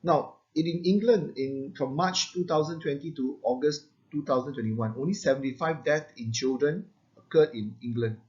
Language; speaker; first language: English; non-native, local second language; Malay